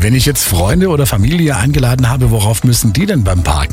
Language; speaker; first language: German; native; German